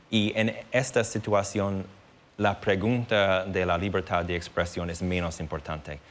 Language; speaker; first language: Spanish; non-native, fluent; English